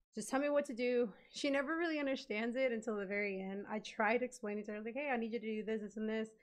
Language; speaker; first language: English; native; English